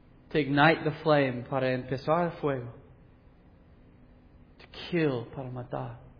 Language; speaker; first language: Spanish; non-native, learner; English